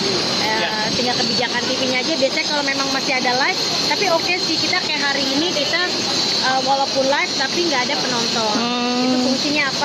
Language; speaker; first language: Indonesian; native; Indonesian